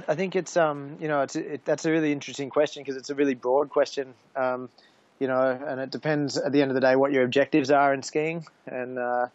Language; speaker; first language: English; native; English